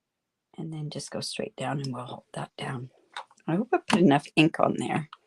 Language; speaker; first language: English; native; English